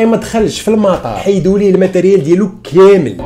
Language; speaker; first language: Arabic; native; Arabic